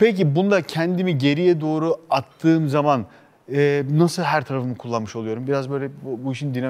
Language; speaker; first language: Turkish; native; Turkish